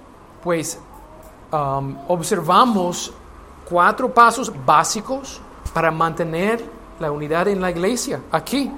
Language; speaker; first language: Spanish; non-native, learner; English